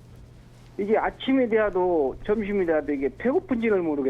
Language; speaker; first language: Korean; native; Korean